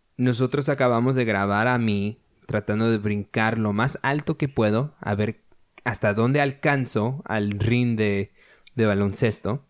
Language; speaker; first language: Spanish; early bilingual, heritage; Spanish